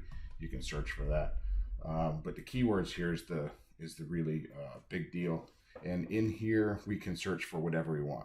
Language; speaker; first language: English; native; English